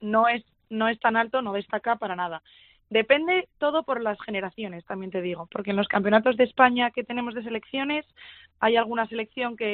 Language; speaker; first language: Spanish; native; Spanish